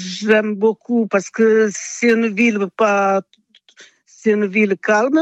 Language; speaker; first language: French; non-native, fluent; Portuguese